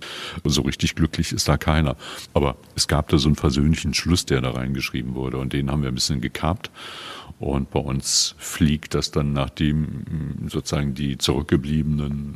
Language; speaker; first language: German; native; German